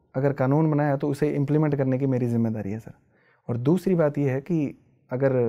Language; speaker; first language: Hindi; native; Hindi